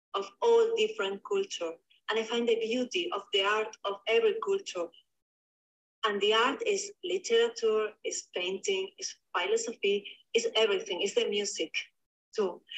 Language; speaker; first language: English; non-native, learner; Spanish